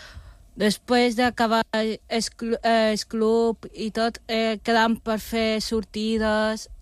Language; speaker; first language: Catalan; non-native, local second language; Spanish